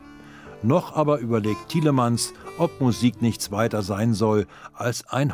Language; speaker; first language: German; native; German